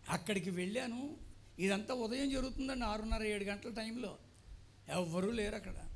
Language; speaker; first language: Telugu; non-native, local second language; Tamil